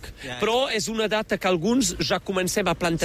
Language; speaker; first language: Catalan; native; Catalan